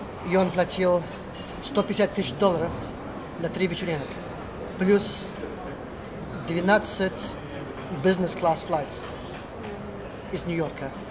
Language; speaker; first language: Russian; early bilingual, heritage; Russian